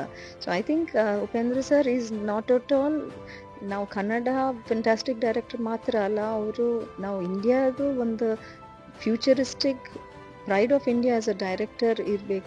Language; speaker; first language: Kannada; non-native, learner; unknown